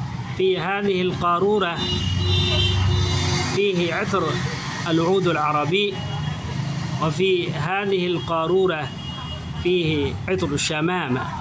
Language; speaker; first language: Arabic; non-native, fluent; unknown